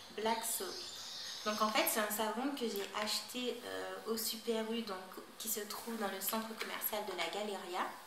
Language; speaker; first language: French; native; French